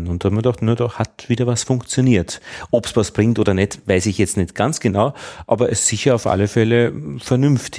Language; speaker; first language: German; native; German